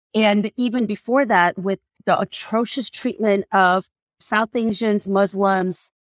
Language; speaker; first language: English; non-native, fluent; Korean